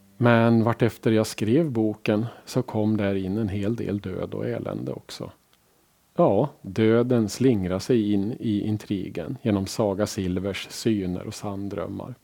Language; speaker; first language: Swedish; native; Swedish